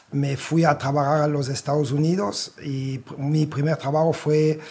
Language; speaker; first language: Spanish; non-native, fluent; French